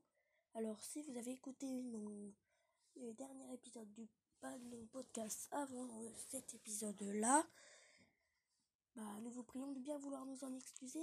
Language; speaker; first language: French; native; French